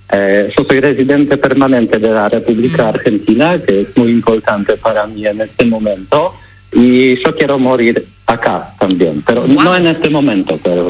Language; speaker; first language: Spanish; non-native, learner; Polish